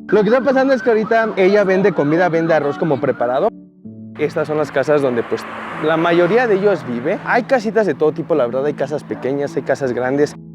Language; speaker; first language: Spanish; native; Spanish